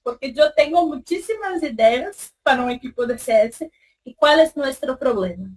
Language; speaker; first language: Spanish; non-native, fluent; Portuguese